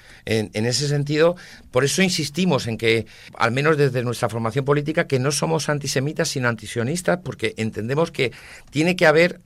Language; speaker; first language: Spanish; native; Spanish